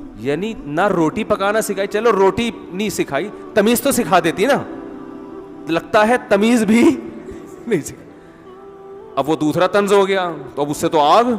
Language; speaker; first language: Urdu; native; Urdu